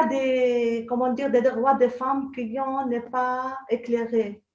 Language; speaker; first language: French; non-native, local second language; Arabic